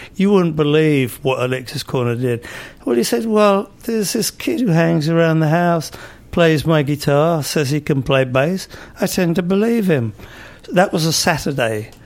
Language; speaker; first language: English; native; English